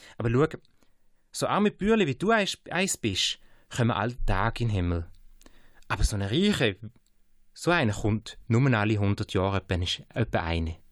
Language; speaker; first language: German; native; German